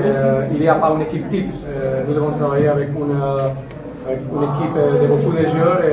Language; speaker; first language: French; non-native, learner; Spanish